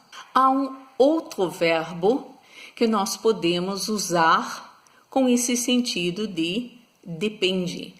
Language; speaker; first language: Portuguese; non-native, fluent; German